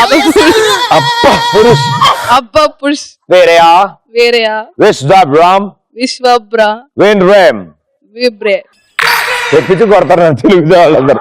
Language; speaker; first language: Telugu; native; Telugu